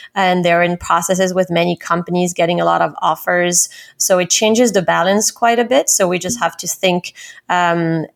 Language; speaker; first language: English; non-native, fluent; French